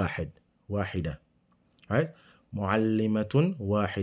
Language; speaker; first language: Arabic; non-native, fluent; English